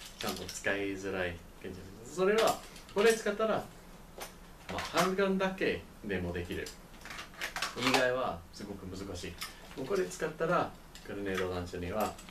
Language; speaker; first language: Japanese; non-native, learner; English